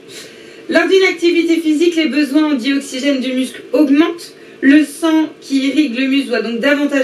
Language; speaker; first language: French; native; French